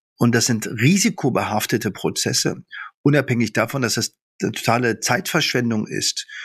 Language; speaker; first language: German; early bilingual, other home language; Arabic